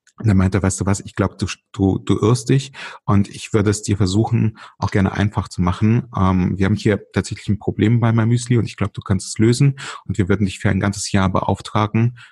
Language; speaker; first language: German; early bilingual, other home language; Russian